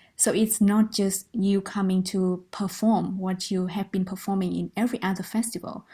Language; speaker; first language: English; non-native, fluent; Vietnamese